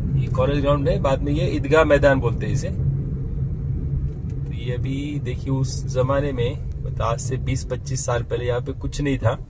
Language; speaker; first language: Hindi; non-native, local second language; Marathi